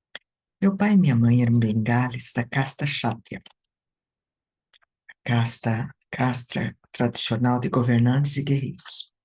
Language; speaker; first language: Portuguese; native; Portuguese